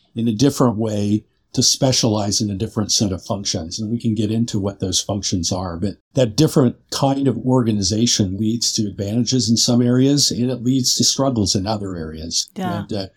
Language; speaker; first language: English; native; English